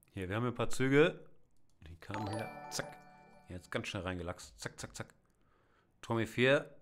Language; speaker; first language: German; native; German